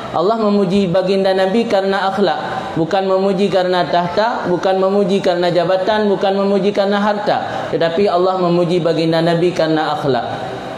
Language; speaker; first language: Malay; non-native, local second language; Achinese